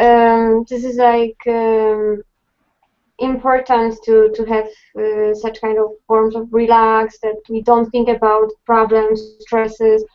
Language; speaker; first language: English; non-native, fluent; Polish